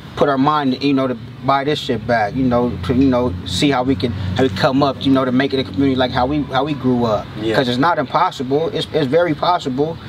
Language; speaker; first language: English; native; English